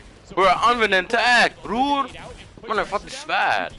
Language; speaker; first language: Swedish; early bilingual, other home language; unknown